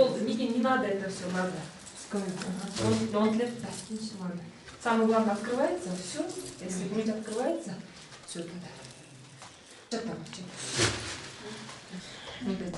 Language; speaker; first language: Russian; non-native, local second language; Kyrgyz